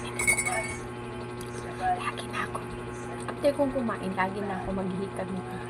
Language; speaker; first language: Filipino; non-native, local second language; Cebuano